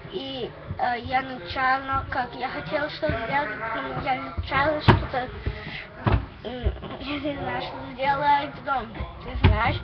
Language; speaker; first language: Russian; early bilingual, heritage; English